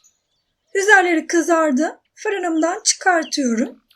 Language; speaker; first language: Turkish; native; Turkish